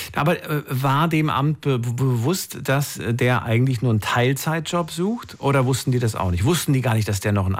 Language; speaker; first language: German; native; German